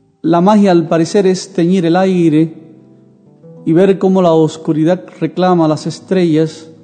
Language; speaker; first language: Spanish; native; Spanish